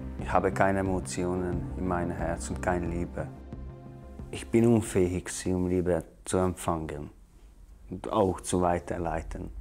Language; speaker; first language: German; non-native, fluent; Hungarian